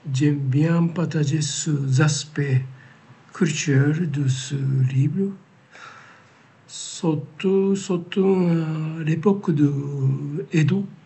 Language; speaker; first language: French; non-native, learner; Japanese